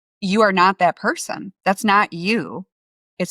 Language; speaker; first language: English; native; English